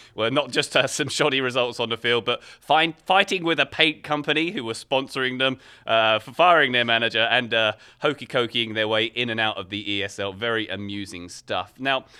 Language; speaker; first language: English; native; English